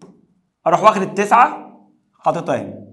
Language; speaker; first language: Arabic; native; Arabic